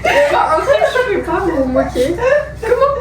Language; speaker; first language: French; early bilingual, other home language; Armenian